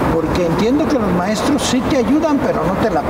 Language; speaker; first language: Spanish; native; Spanish